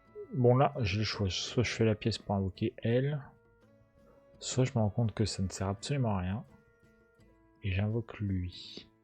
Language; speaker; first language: French; native; French